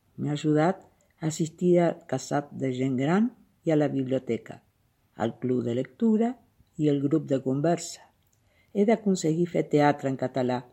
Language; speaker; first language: Catalan; non-native, fluent; Spanish